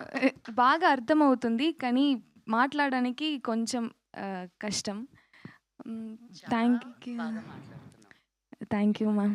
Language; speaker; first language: Telugu; non-native, learner; Tamil